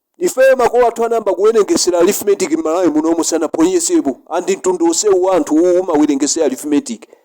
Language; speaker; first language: Nyanja; native; Nyanja